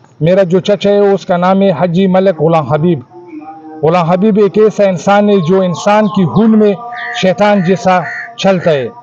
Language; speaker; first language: Urdu; non-native, local second language; Pashto